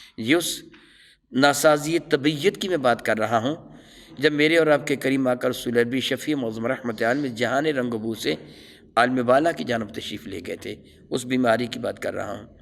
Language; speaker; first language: Urdu; non-native, local second language; Punjabi